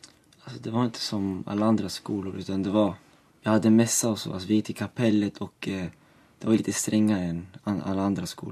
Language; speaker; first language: Swedish; early bilingual, other home language; Arabic